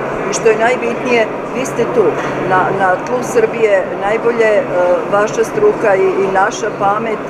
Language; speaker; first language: Serbian; native; Serbian